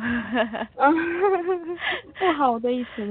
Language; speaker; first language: Chinese; non-native, learner; Korean